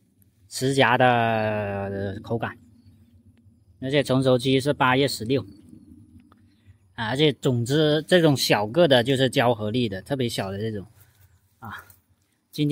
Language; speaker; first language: Chinese; non-native, local second language; Cantonese